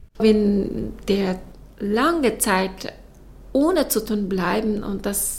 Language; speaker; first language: German; non-native, learner; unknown